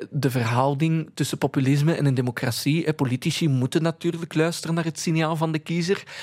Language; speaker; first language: Dutch; early bilingual, other home language; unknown